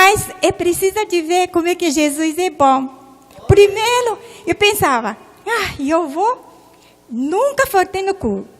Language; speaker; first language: Portuguese; non-native, local second language; Japanese